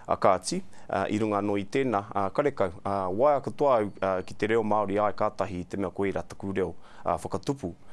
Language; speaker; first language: Māori; non-native, local second language; English